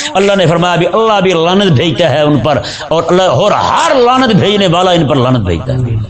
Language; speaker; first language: Urdu; native; Urdu